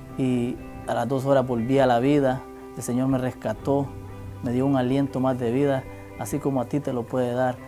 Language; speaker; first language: Spanish; native; Spanish